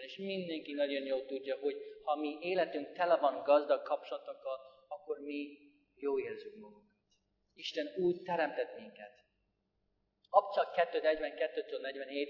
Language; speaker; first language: Hungarian; non-native, fluent; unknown